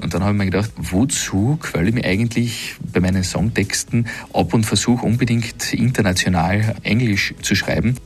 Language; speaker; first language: German; native; German